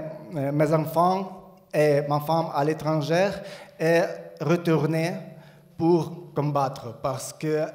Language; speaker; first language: French; non-native, learner; Ukrainian